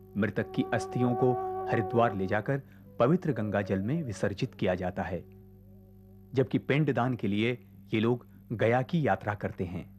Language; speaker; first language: Hindi; native; Hindi